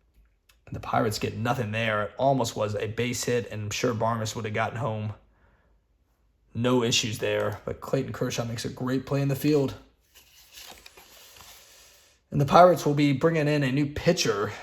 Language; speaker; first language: English; native; English